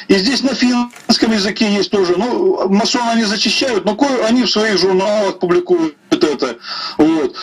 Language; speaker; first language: Russian; native; Russian